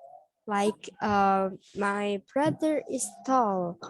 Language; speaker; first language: English; non-native, learner; Indonesian